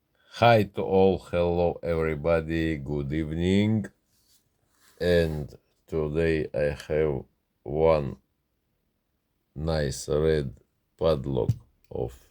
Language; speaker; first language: English; non-native, learner; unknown